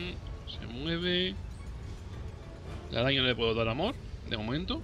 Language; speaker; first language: Spanish; native; Spanish